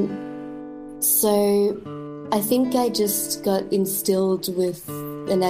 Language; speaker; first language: English; native; English